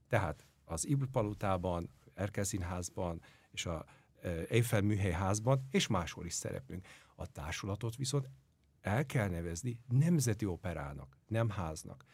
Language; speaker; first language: Hungarian; non-native, fluent; Turkish